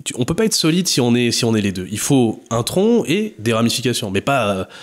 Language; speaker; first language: French; native; French